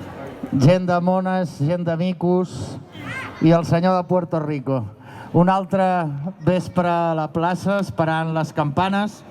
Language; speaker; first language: Catalan; native; Catalan